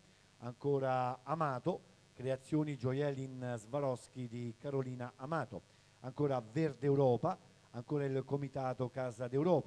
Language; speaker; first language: Italian; native; Italian